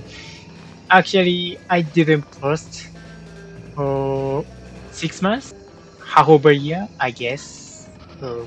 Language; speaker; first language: English; non-native, learner; Japanese